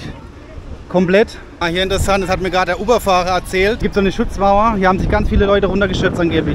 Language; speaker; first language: German; native; German